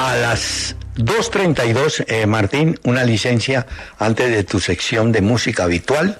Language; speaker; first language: Spanish; native; Spanish